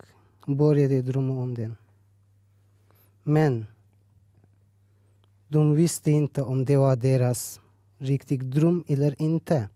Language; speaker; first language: Swedish; early bilingual, other home language; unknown